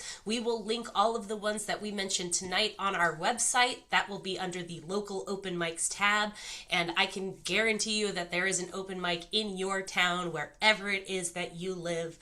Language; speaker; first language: English; native; English